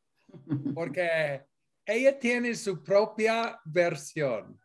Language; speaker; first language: Spanish; non-native, fluent; English